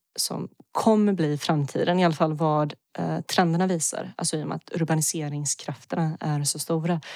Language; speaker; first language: Swedish; early bilingual, other home language; Bosnian